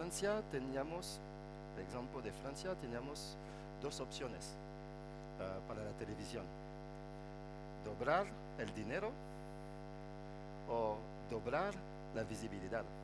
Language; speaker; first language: Spanish; non-native, fluent; French